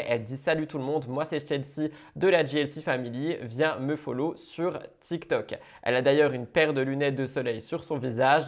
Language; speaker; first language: French; native; French